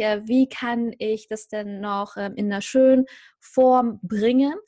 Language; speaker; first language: German; native; German